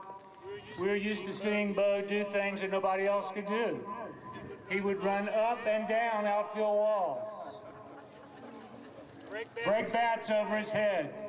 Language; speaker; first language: English; native; English